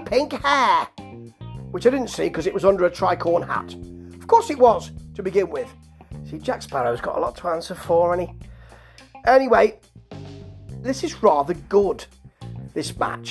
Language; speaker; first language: English; native; English